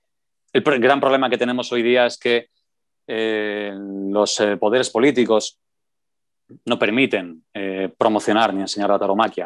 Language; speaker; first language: Spanish; native; Spanish